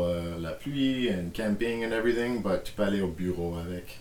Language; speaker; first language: French; non-native, fluent; English